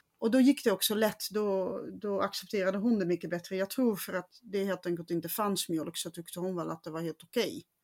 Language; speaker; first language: Swedish; non-native, fluent; Dutch